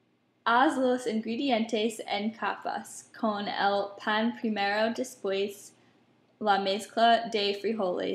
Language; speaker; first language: Spanish; non-native, learner; English